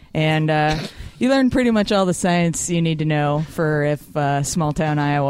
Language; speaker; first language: English; native; English